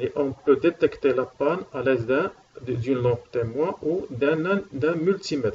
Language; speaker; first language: French; non-native, local second language; Arabic